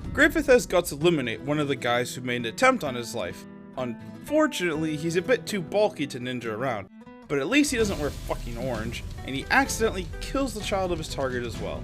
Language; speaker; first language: English; native; English